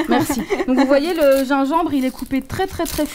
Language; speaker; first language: French; native; French